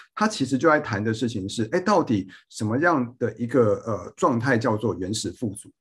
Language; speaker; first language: Chinese; native; Chinese